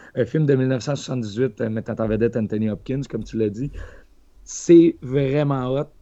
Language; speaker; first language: French; native; French